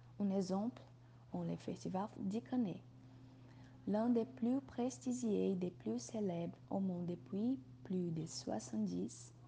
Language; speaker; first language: French; non-native, learner; Portuguese